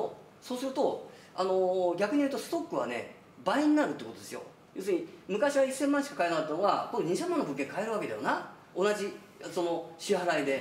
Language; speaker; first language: Japanese; native; Japanese